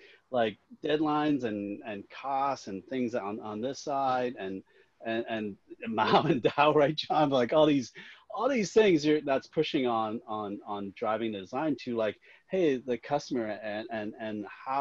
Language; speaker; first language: English; non-native, local second language; Cantonese